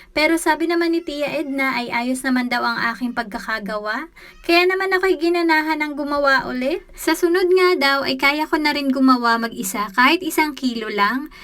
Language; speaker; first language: Filipino; native; Filipino